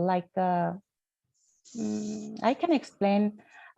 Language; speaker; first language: English; non-native, learner; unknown